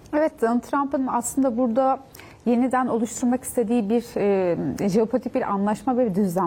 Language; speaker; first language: Turkish; native; Turkish